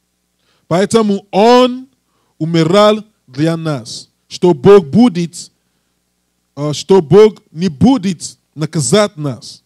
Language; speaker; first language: Russian; non-native, learner; English